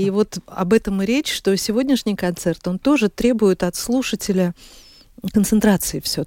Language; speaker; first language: Russian; native; Russian